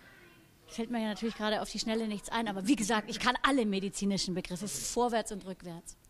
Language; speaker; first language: German; native; German